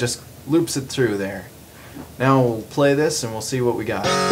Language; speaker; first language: English; native; English